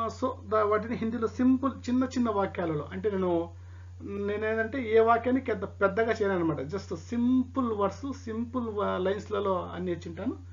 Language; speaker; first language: Telugu; non-native, local second language; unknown